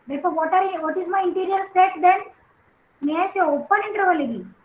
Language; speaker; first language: English; non-native, local second language; Marathi